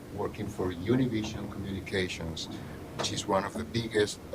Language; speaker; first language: English; non-native, fluent; Spanish